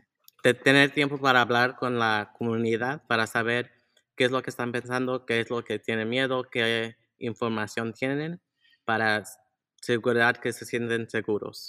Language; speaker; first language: Spanish; early bilingual, heritage; Spanish